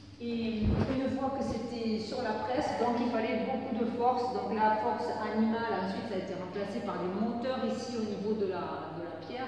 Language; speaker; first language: French; native; French